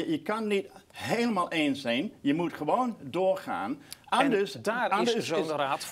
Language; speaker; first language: Dutch; non-native, fluent; English